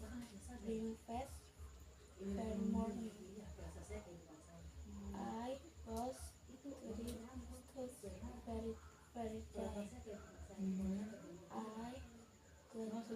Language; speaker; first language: English; non-native, learner; Indonesian